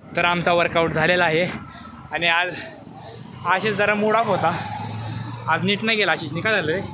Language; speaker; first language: Marathi; non-native, local second language; Hindi